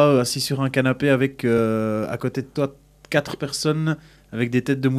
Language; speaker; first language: French; native; French